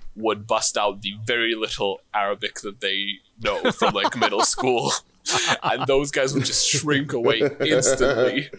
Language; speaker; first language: English; non-native, fluent; Hebrew